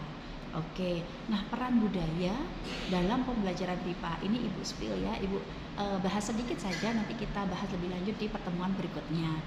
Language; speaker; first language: Indonesian; native; Indonesian